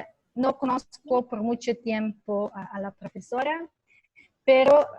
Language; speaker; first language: Spanish; non-native, fluent; Serbian